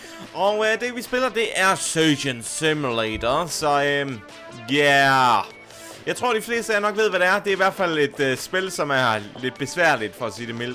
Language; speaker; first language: Danish; native; Danish